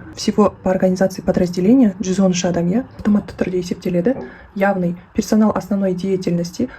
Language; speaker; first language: Russian; non-native, local second language; Kazakh